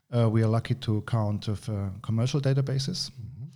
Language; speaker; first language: English; non-native, fluent; German